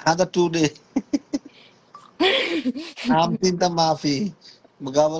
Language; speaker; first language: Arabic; non-native, learner; Bangla